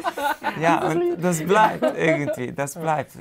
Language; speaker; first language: German; non-native, fluent; Hungarian